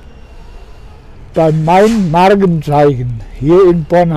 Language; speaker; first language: German; native; German